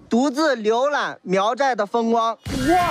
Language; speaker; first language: Chinese; native; Chinese